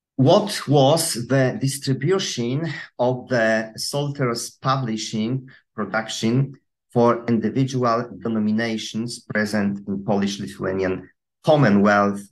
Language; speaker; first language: English; non-native, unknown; Polish